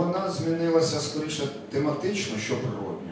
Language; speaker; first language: Ukrainian; native; Ukrainian